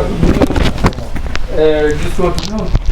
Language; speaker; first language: Portuguese; non-native, learner; Haitian Creole